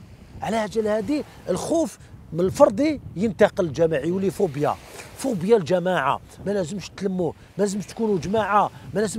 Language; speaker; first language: Arabic; native; Arabic